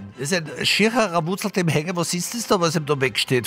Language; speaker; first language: German; native; German